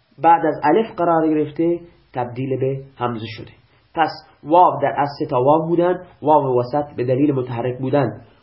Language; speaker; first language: Persian; non-native, local second language; Baluchi